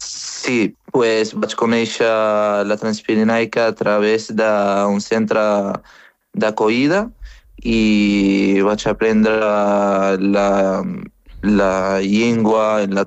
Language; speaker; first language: Catalan; non-native, fluent; Arabic